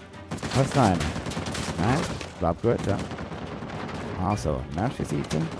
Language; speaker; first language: German; native; German